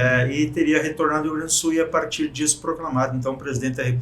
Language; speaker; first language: Portuguese; native; Portuguese